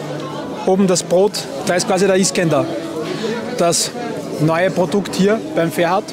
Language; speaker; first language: German; native; German